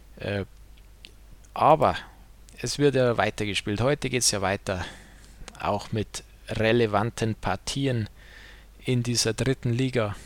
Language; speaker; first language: German; native; German